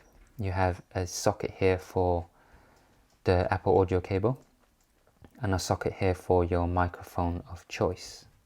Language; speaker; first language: English; native; English